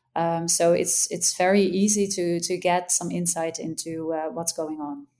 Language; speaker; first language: English; non-native, fluent; Dutch